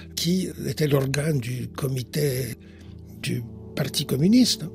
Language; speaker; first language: French; non-native, fluent; Polish